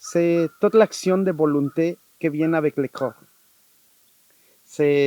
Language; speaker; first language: French; non-native, learner; Spanish